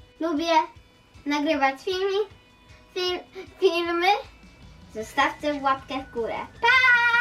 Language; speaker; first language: Polish; early bilingual, heritage; Polish